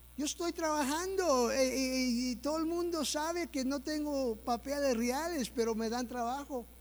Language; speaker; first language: Spanish; early bilingual, heritage; Spanish